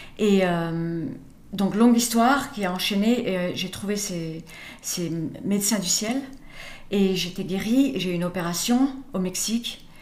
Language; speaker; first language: French; early bilingual, other home language; English